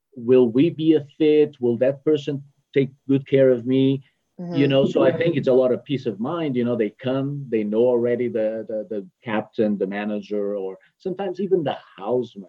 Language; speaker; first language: English; non-native, fluent; Portuguese